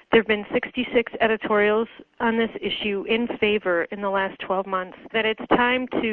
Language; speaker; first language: English; native; English